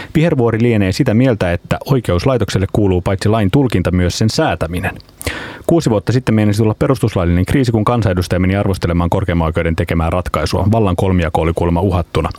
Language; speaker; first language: Finnish; native; Finnish